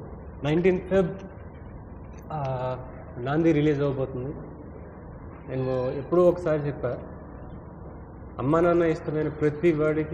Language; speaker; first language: Telugu; native; Telugu